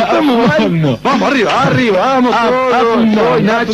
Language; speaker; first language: Spanish; native; Spanish